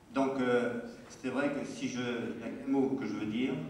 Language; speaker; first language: French; native; French